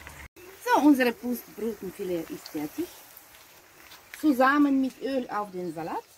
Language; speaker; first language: German; non-native, fluent; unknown